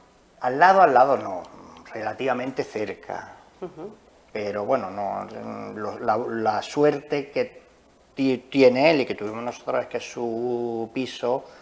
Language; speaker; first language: Spanish; native; Spanish